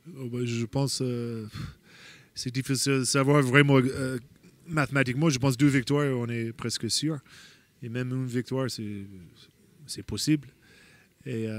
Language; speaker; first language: French; non-native, fluent; English